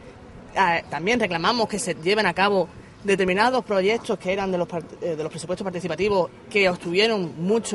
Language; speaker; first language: Spanish; native; Spanish